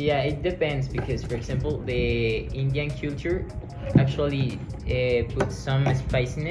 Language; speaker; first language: English; non-native, learner; Spanish